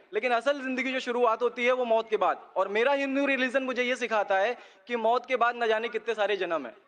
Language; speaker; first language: Hindi; native; Hindi